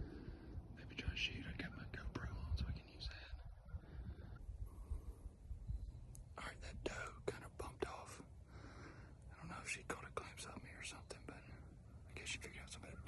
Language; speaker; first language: English; native; English